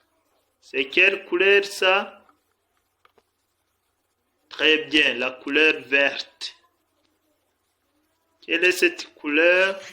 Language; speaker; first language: French; non-native, fluent; Kinyarwanda